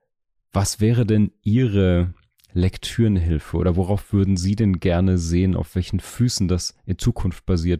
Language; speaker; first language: German; native; German